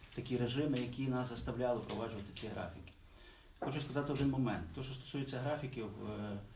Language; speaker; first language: Ukrainian; native; Ukrainian